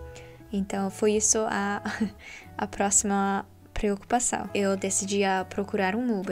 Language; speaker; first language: Portuguese; non-native, learner; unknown